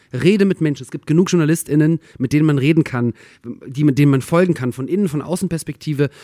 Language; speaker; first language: German; early bilingual, other home language; Russian